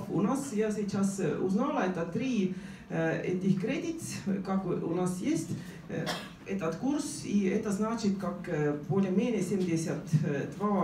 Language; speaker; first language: Russian; non-native, fluent; Estonian